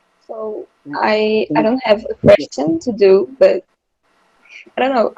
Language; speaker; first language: English; non-native, learner; Portuguese